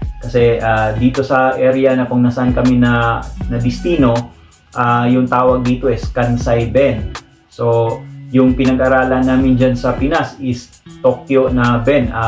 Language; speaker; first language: Filipino; non-native, local second language; Cebuano